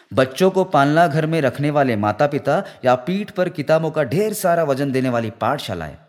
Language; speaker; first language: Hindi; non-native, local second language; Marathi